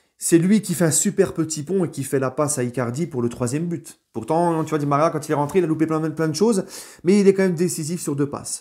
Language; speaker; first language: French; native; French